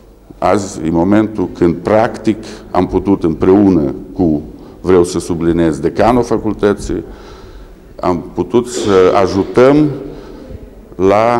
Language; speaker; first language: Romanian; early bilingual, heritage; Romanian